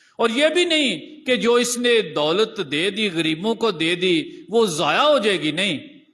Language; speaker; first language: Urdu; non-native, local second language; Punjabi